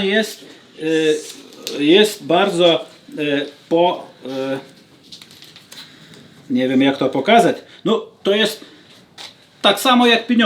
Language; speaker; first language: Polish; non-native, learner; Lithuanian